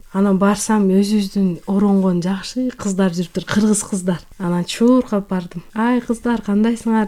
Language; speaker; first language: Kyrgyz; non-native, local second language; Turkish